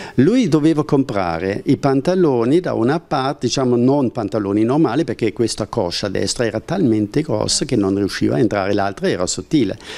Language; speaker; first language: Italian; non-native, fluent; German